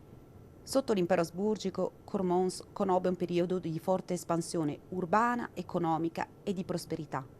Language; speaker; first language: Italian; native; Italian